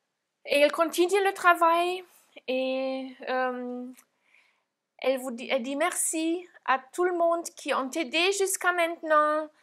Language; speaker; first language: French; non-native, fluent; German